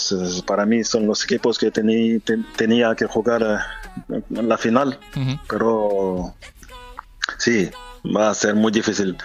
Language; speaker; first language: Spanish; non-native, fluent; French